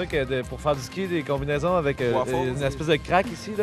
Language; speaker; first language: French; native; French